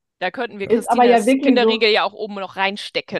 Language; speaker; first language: German; native; German